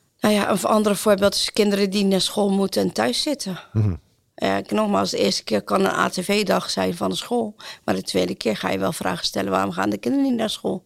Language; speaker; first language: Dutch; non-native, fluent; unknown